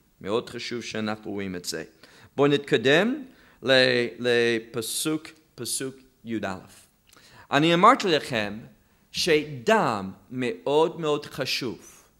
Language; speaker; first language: Hebrew; non-native, fluent; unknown